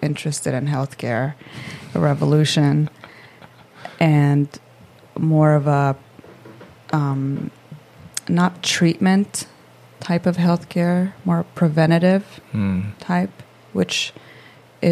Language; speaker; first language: English; non-native, fluent; Swedish